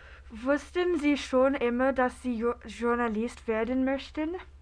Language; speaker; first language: German; non-native, learner; English